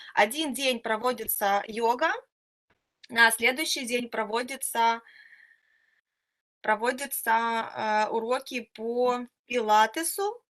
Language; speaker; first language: Russian; native; Russian